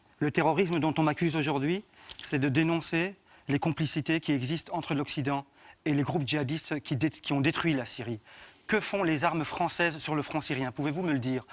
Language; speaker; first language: French; early bilingual, other home language; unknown